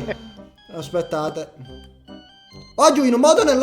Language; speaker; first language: Italian; native; Italian